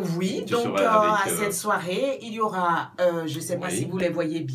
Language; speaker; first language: French; non-native, local second language; Baoulé